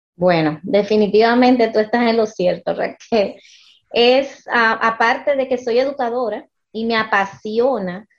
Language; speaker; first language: Spanish; early bilingual, heritage; Spanish